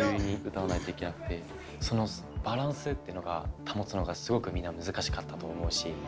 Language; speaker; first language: Japanese; native; Japanese